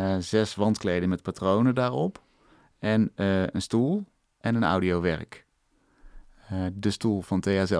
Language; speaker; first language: Dutch; native; Dutch